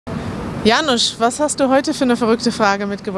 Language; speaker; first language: German; native; German